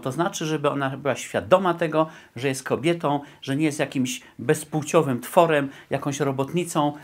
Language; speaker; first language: Polish; native; Polish